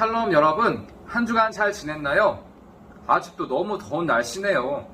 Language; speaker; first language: Korean; native; Korean